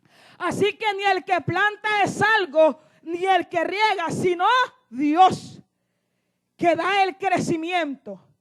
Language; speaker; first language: Spanish; native; Spanish